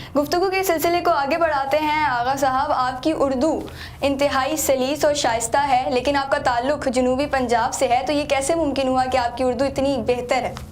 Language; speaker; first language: Urdu; native; Urdu